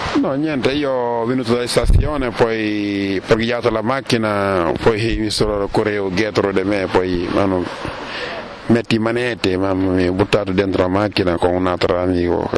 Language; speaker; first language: Italian; non-native, learner; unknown